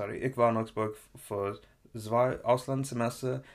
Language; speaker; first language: German; non-native, learner; English